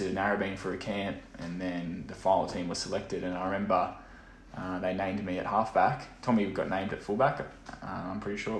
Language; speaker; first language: English; native; English